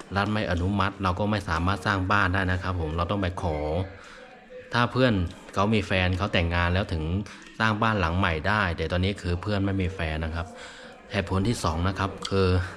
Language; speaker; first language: Thai; non-native, fluent; Chinese